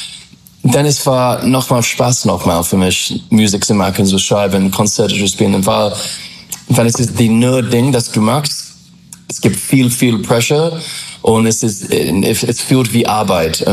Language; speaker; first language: German; non-native, fluent; English